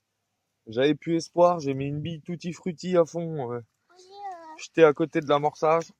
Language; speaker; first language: French; native; French